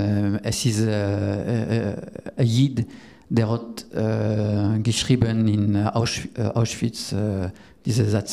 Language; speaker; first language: German; non-native, learner; French